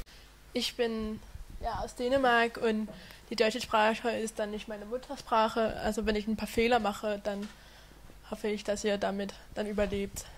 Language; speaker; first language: German; non-native, fluent; Danish